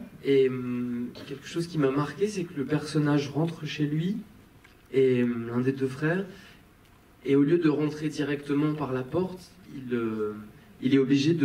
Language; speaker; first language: French; native; French